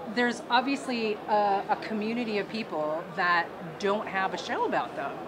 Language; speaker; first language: English; native; English